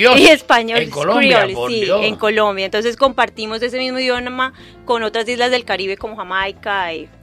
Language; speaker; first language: Spanish; native; Spanish